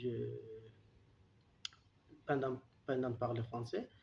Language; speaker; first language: French; non-native, learner; Turkish